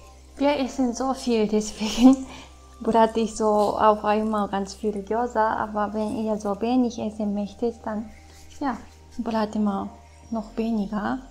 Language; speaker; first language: German; non-native, fluent; Japanese